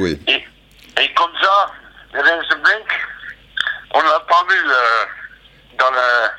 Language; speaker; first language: French; non-native, learner; Dutch